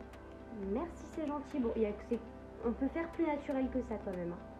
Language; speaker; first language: French; native; French